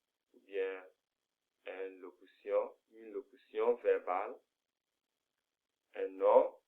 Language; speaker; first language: French; non-native, fluent; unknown